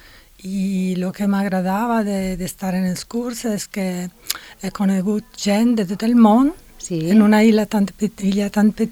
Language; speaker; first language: Catalan; non-native, fluent; Italian